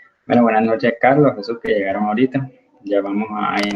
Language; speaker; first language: Spanish; native; Spanish